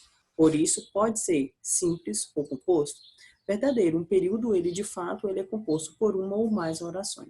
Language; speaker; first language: Portuguese; native; Portuguese